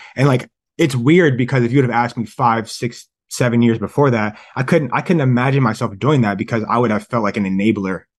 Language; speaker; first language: English; native; English